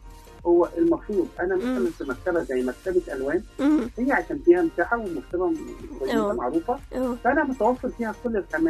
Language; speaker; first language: Arabic; native; Arabic